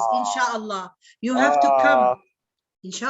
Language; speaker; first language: English; non-native, learner; Arabic